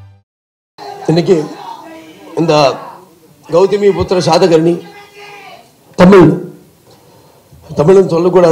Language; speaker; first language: Tamil; non-native, local second language; Telugu